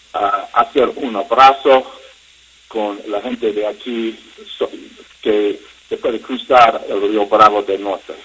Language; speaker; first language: Spanish; non-native, learner; English